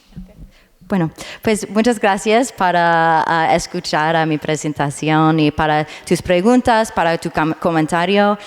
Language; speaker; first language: Spanish; non-native, learner; English